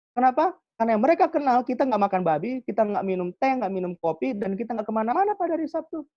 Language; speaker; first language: Indonesian; non-native, local second language; Javanese